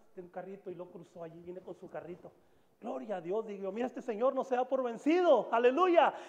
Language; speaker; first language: Spanish; native; Spanish